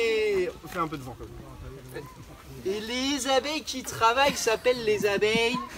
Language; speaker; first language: French; native; French